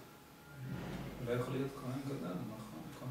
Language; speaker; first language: Hebrew; non-native, fluent; English